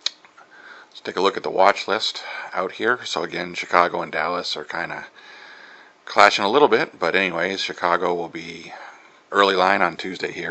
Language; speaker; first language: English; native; English